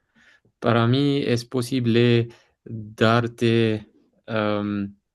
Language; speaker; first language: Spanish; non-native, learner; English